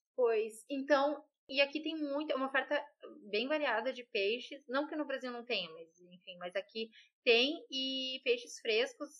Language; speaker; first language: Portuguese; native; Portuguese